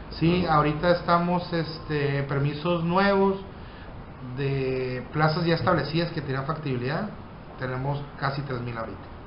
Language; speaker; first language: Spanish; native; Spanish